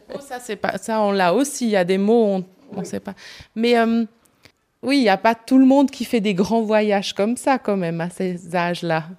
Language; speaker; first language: French; native; French